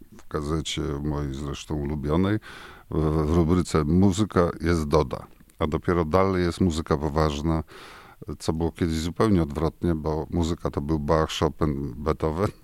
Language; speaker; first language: Polish; native; Polish